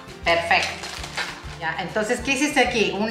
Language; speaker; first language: Spanish; native; Spanish